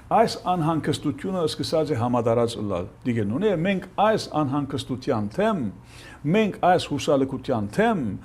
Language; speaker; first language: Armenian; early bilingual, heritage; Armenian